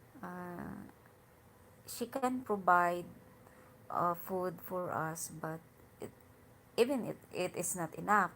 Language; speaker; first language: English; non-native, learner; Hiligaynon